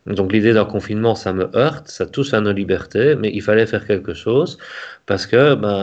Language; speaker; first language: French; native; French